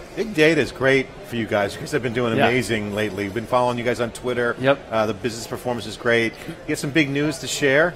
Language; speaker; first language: English; native; English